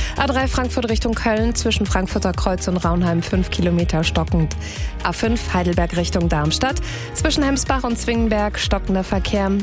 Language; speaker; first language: German; native; German